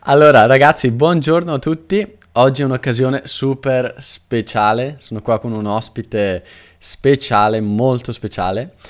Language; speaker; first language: Italian; native; Italian